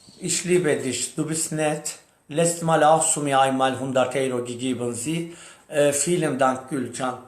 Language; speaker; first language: German; non-native, learner; Turkish